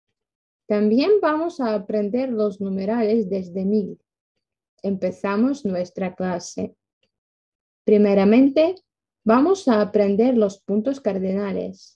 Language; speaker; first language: Spanish; non-native, fluent; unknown